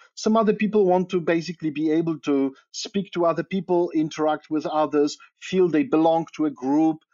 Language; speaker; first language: English; non-native, fluent; Polish